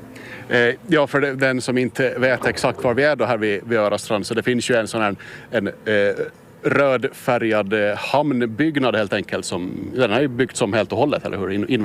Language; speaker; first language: Swedish; native; Swedish